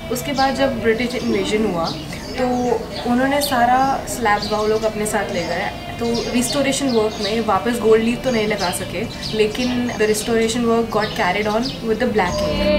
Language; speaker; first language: Hindi; native; Hindi